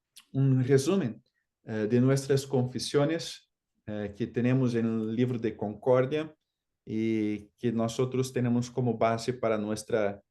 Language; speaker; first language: Spanish; non-native, fluent; Portuguese